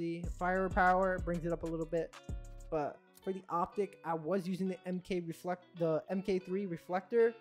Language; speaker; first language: English; native; English